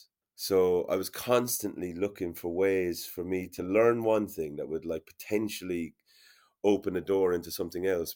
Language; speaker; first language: English; native; English